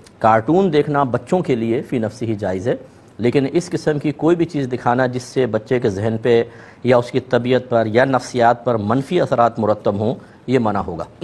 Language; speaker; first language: Urdu; native; Urdu